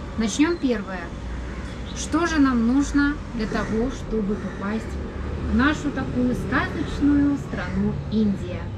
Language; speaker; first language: Russian; native; Russian